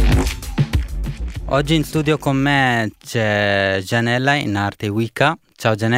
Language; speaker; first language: Italian; early bilingual, other home language; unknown